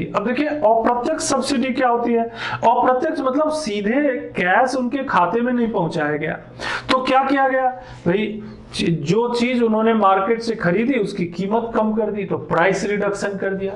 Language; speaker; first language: Hindi; native; Hindi